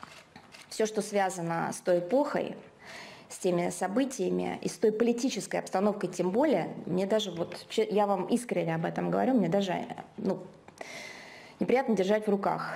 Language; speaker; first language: Russian; native; Russian